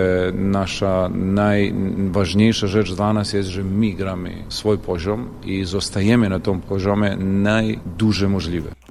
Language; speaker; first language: Polish; non-native, fluent; Serbian